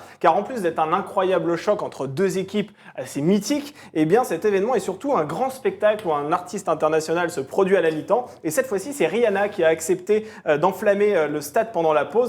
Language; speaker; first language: French; native; French